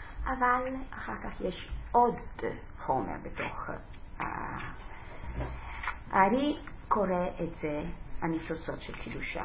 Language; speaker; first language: Hebrew; non-native, fluent; Italian